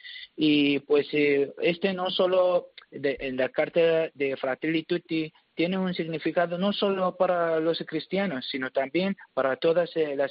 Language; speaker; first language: Spanish; non-native, learner; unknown